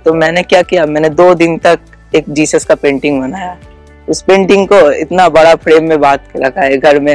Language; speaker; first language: Hindi; non-native, local second language; Bangla